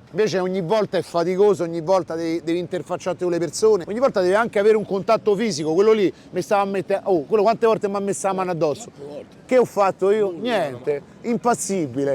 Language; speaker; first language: Italian; native; Italian